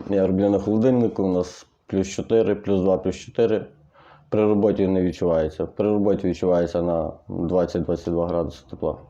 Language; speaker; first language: Ukrainian; native; Ukrainian